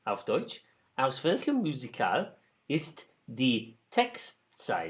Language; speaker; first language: German; non-native, learner; English